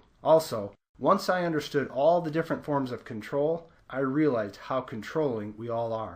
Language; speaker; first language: English; native; English